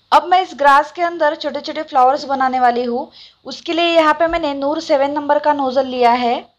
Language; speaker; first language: Hindi; non-native, local second language; Marathi